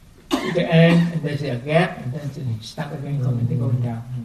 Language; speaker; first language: English; non-native, fluent; Vietnamese